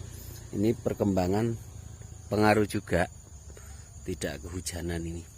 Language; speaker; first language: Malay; non-native, local second language; Javanese